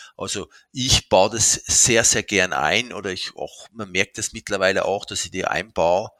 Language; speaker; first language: German; non-native, fluent; French